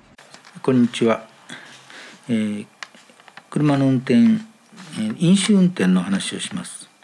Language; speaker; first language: Japanese; native; Japanese